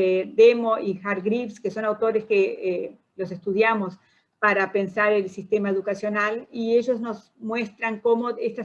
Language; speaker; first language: Spanish; non-native, fluent; Portuguese